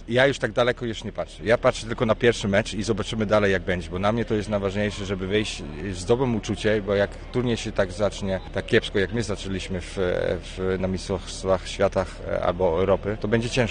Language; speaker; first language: Polish; early bilingual, heritage; Polish